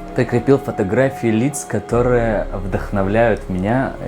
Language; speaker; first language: Russian; non-native, local second language; Tajik